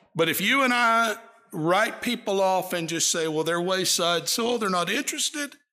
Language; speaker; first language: English; native; English